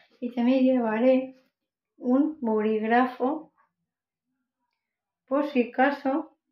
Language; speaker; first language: Spanish; non-native, local second language; Catalan